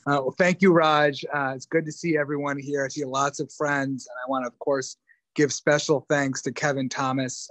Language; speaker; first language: English; native; English